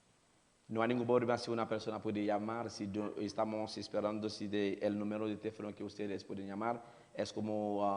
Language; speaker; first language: Spanish; non-native, learner; Haitian Creole